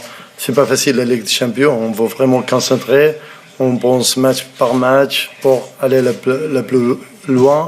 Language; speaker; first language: French; non-native, learner; Arabic